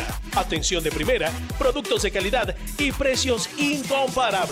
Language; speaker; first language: Spanish; native; Spanish